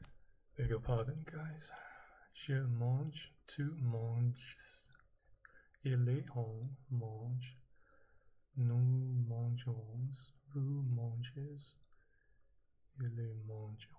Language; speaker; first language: French; non-native, learner; English